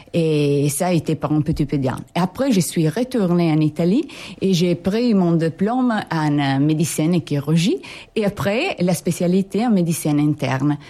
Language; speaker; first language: French; non-native, fluent; Italian